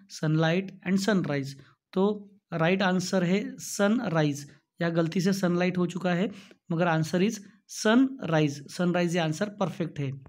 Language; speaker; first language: Hindi; non-native, local second language; Marathi